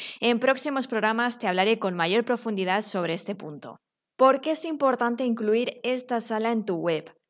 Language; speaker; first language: Spanish; native; Spanish